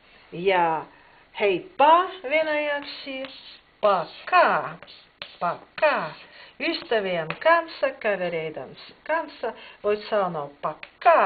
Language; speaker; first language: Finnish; non-native, fluent; Russian